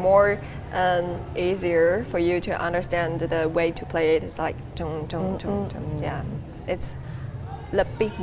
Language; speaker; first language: English; non-native, learner; Chinese